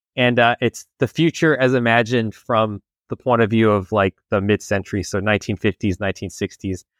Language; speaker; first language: English; non-native, fluent; French